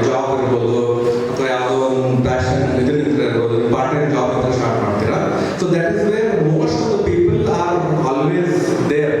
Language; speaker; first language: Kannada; non-native, local second language; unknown